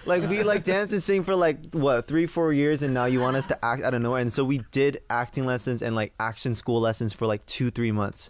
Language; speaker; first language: English; early bilingual, other home language; Korean